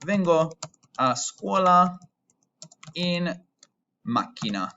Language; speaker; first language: Italian; non-native, fluent; English